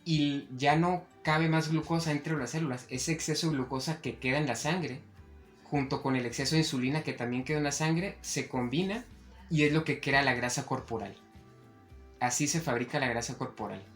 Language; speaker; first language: Spanish; native; Spanish